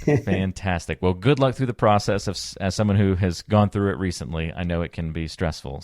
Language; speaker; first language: English; native; English